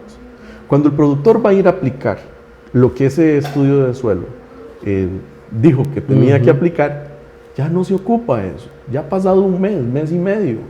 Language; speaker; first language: Spanish; native; Spanish